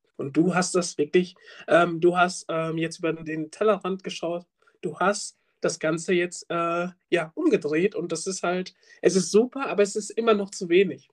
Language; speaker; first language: German; early bilingual, other home language; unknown